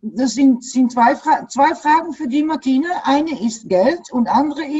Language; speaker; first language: German; non-native, learner; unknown